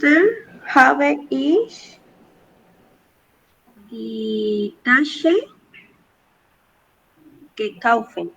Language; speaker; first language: German; non-native, learner; Spanish